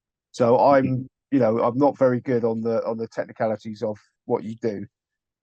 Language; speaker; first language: English; native; English